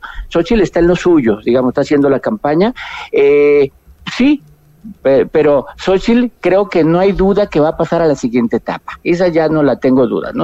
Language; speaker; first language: Spanish; native; Spanish